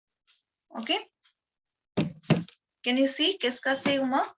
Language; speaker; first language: French; non-native, fluent; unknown